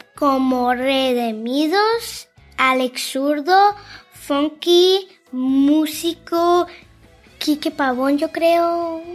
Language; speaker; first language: Spanish; early bilingual, heritage; Spanish